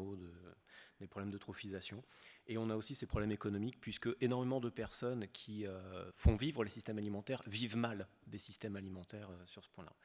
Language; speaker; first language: French; native; French